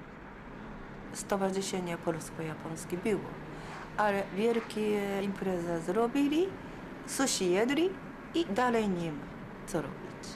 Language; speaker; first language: Polish; non-native, learner; Japanese